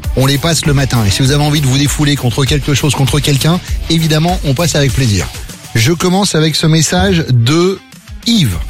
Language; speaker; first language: French; native; French